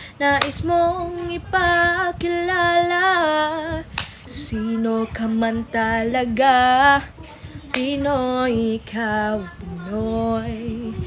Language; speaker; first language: Filipino; non-native, local second language; Cebuano